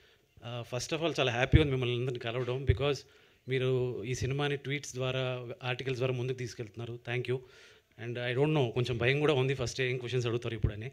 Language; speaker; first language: Telugu; native; Telugu